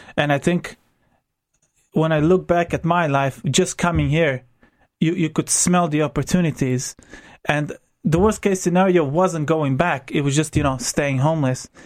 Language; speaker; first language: English; non-native, fluent; Croatian